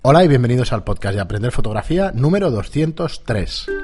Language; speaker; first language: Spanish; native; Spanish